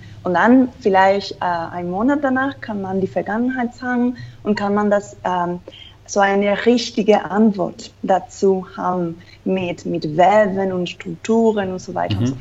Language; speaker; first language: German; non-native, fluent; Spanish